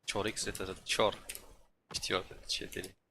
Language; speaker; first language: Russian; non-native, local second language; Tajik